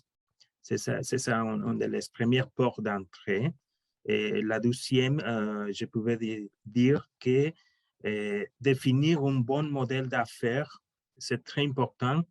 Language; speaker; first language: French; non-native, learner; Spanish